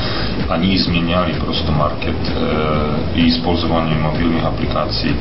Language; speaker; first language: Russian; non-native, fluent; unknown